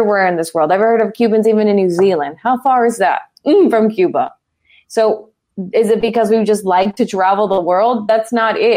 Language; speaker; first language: English; native; English